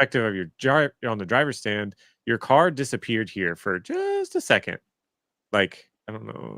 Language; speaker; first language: English; native; English